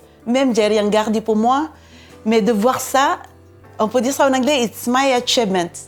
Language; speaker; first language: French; non-native, fluent; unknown